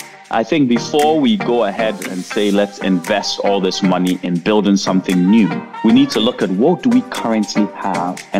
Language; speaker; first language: English; non-native, local second language; Akan